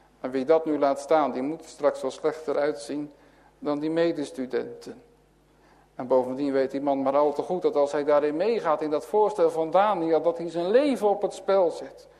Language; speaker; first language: Dutch; native; Dutch